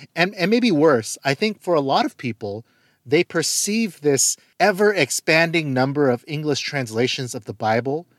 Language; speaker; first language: English; early bilingual, other home language; Korean